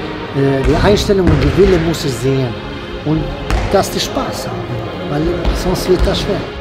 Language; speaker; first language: German; non-native, fluent; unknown